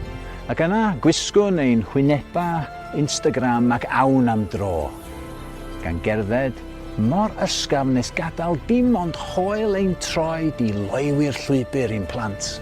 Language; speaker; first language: Welsh; native; Welsh